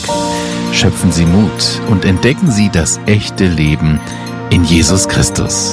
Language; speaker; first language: German; native; German